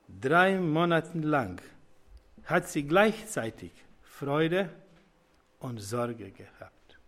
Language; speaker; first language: German; non-native, learner; Croatian